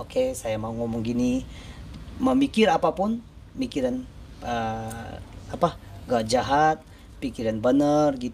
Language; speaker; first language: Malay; non-native, learner; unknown